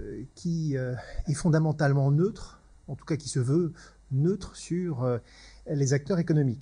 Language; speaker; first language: French; native; French